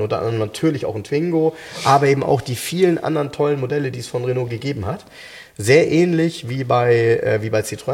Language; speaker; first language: German; native; German